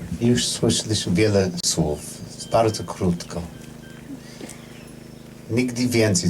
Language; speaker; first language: Polish; non-native, learner; English